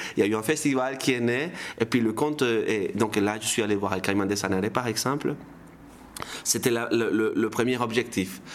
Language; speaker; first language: French; non-native, fluent; Spanish